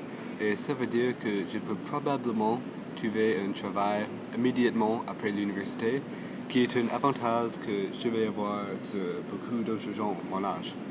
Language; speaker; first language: French; non-native, local second language; English